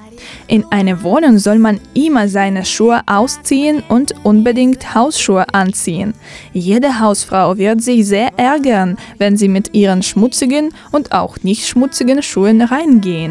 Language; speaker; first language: German; non-native, fluent; Russian